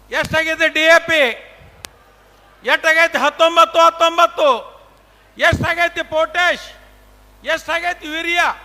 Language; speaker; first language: Kannada; native; Kannada